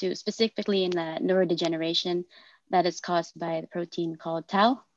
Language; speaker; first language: English; non-native, local second language; Filipino